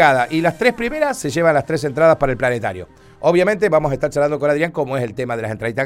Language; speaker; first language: Spanish; native; Spanish